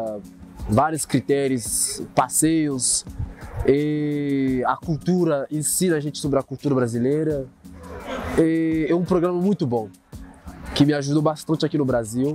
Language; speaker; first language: Portuguese; non-native, fluent; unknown